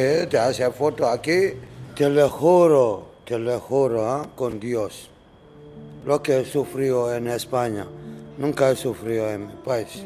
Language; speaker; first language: Spanish; non-native, learner; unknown